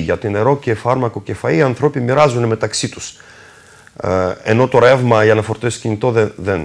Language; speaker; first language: Greek; non-native, fluent; Russian